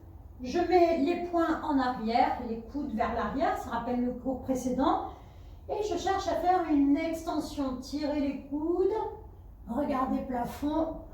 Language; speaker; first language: French; native; French